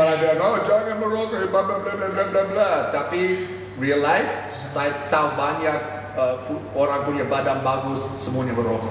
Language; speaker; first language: Indonesian; non-native, fluent; English